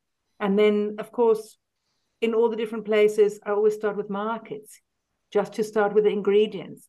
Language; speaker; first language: English; native; English